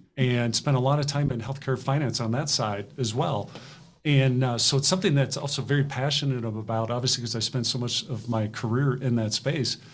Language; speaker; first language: English; native; English